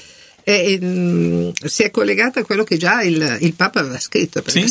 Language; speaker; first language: Italian; native; Italian